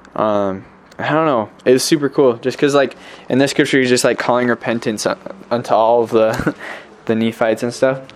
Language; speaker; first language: English; native; English